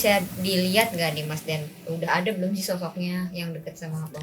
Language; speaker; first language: Indonesian; native; Indonesian